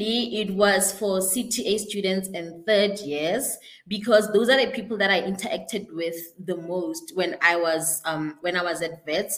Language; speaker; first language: English; non-native, local second language; Northern Sotho